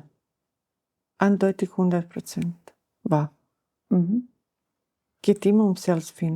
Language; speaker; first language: German; non-native, learner; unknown